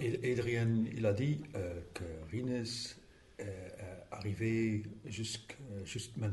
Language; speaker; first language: French; non-native, learner; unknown